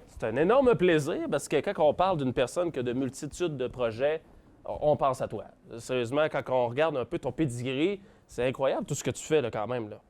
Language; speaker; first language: French; native; French